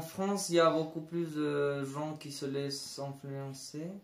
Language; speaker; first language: French; non-native, learner; Spanish